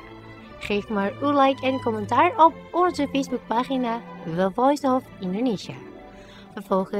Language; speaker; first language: Dutch; non-native, fluent; Indonesian